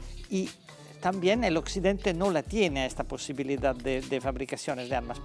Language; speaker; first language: Spanish; non-native, fluent; Italian